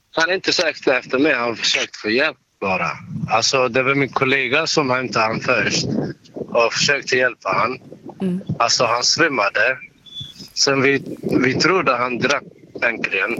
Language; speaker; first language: Swedish; non-native, learner; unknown